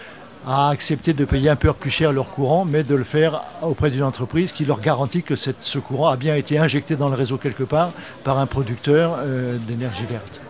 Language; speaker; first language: French; native; French